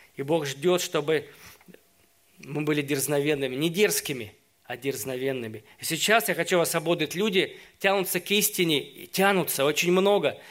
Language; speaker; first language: Russian; native; Russian